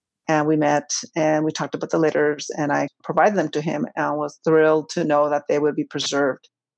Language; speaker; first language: English; early bilingual, other home language; Spanish